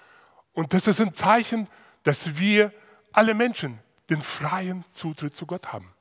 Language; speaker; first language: German; non-native, fluent; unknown